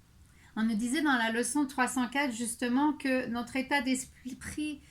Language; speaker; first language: French; native; French